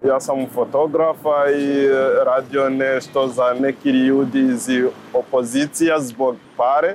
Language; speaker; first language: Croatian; non-native, learner; Rundi